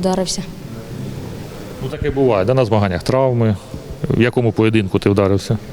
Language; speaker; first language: Ukrainian; native; Ukrainian